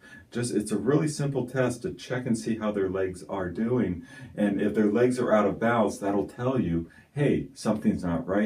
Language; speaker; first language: English; native; English